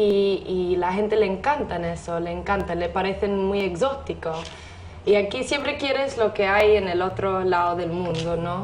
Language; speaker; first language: Spanish; non-native, fluent; English